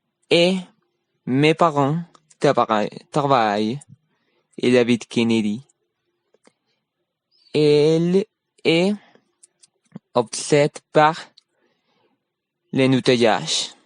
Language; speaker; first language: French; non-native, learner; Spanish